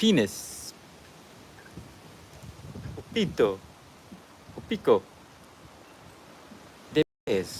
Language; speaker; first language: Portuguese; non-native, learner; English